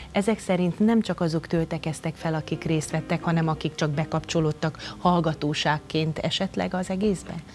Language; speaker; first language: Hungarian; native; Hungarian